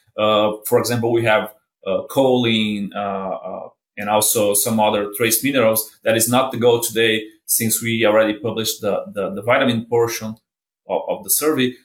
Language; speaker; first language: English; non-native, fluent; Portuguese